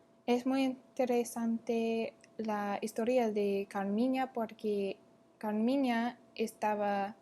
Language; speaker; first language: Spanish; non-native, learner; English